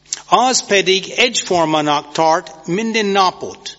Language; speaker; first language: Hungarian; non-native, fluent; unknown